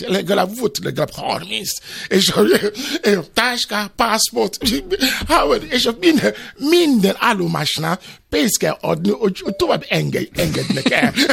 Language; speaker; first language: Hungarian; non-native, fluent; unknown